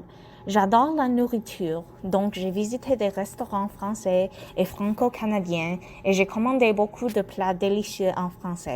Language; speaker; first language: French; non-native, local second language; English